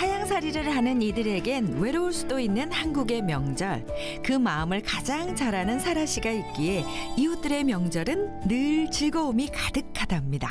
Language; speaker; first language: Korean; native; Korean